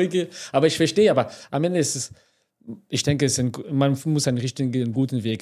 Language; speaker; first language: German; non-native, fluent; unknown